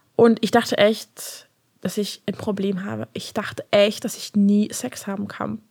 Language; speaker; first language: German; non-native, fluent; Hungarian